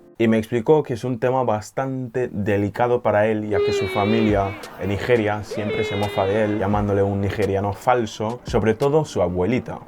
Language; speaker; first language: Spanish; non-native, fluent; English